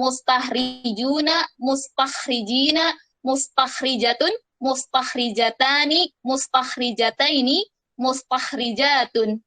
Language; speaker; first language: Arabic; non-native, learner; Indonesian